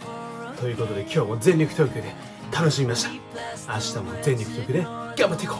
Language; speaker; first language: Japanese; native; Japanese